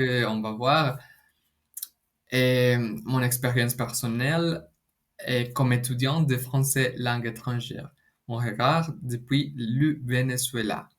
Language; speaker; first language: French; non-native, fluent; Spanish